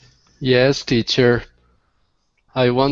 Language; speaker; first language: English; non-native, learner; Portuguese